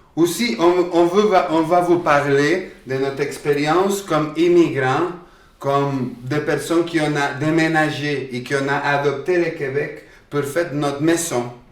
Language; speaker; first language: French; non-native, fluent; Spanish